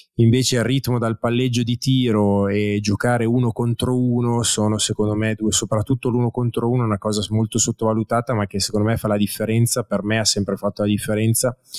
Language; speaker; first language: Italian; native; Italian